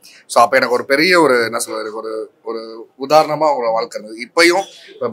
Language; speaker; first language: Tamil; native; Tamil